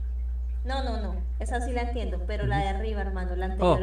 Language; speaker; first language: Spanish; native; Spanish